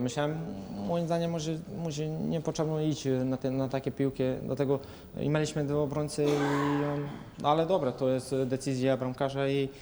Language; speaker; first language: Polish; non-native, learner; Serbian